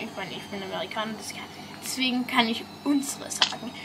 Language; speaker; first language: German; non-native, fluent; English